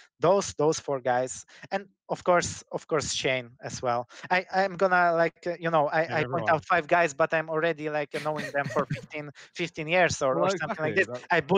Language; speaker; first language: English; non-native, fluent; Polish